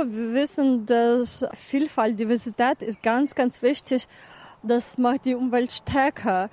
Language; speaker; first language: German; non-native, fluent; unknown